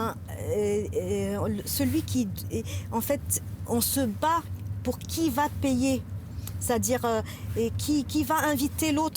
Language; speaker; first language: French; non-native, local second language; Arabic